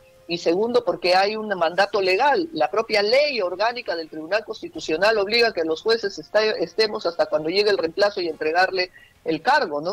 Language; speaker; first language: Spanish; native; Spanish